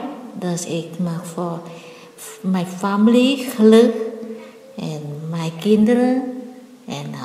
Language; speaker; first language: Dutch; non-native, learner; Vietnamese